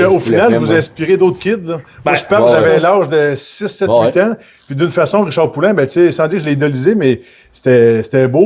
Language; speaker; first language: French; native; French